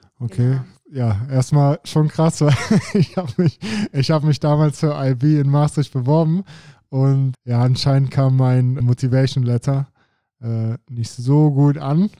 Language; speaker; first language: German; native; German